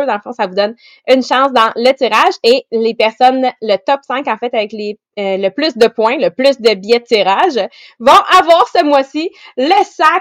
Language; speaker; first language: French; native; French